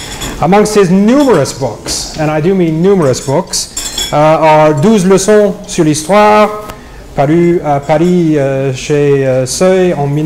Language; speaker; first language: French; non-native, fluent; English